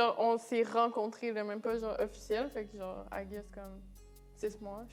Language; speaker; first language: French; native; French